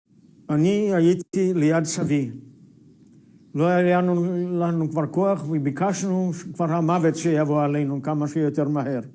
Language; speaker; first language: Hebrew; non-native, fluent; Yiddish